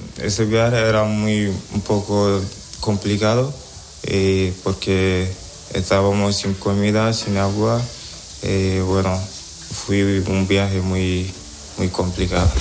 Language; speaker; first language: Spanish; non-native, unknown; Wolof